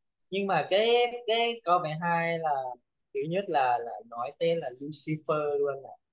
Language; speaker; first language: Vietnamese; non-native, learner; Lao